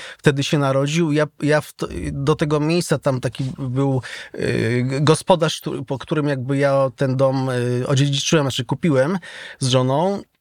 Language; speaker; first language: Polish; native; Polish